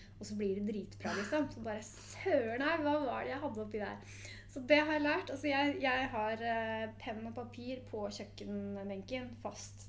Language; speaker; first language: Norwegian; native; Norwegian